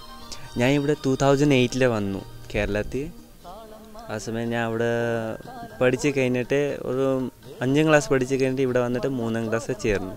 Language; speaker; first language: Malayalam; early bilingual, other home language; Hindi